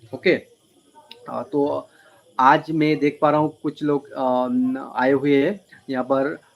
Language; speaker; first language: Hindi; non-native, local second language; Bangla